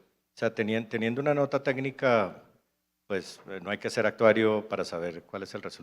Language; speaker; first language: Spanish; native; Spanish